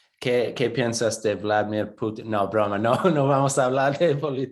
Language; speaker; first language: Spanish; non-native, fluent; English